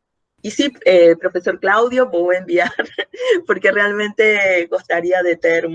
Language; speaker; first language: Spanish; native; Spanish